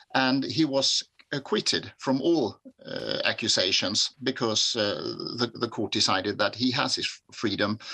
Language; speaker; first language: English; non-native, fluent; Swedish